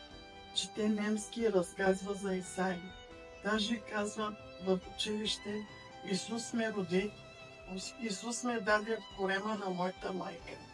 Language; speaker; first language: Bulgarian; non-native, local second language; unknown